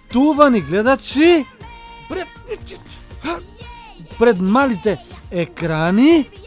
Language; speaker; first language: Macedonian; native; Macedonian